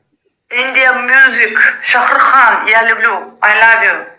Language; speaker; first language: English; non-native, learner; Uzbek